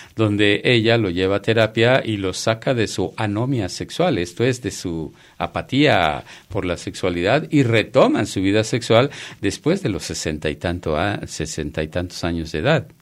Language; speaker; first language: Spanish; native; Spanish